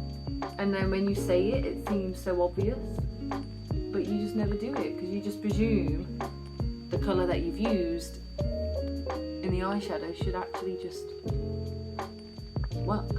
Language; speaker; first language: English; native; English